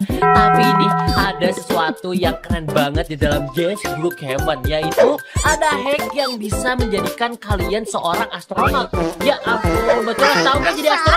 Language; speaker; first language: Indonesian; native; Indonesian